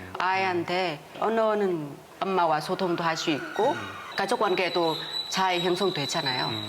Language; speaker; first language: Korean; non-native, fluent; Vietnamese